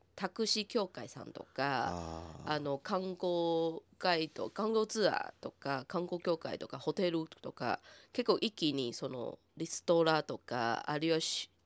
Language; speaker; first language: Japanese; non-native, fluent; Chinese